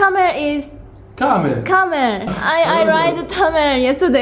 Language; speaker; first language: English; non-native, learner; Korean